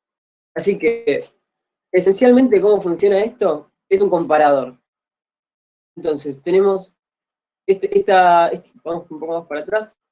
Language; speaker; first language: Spanish; native; Spanish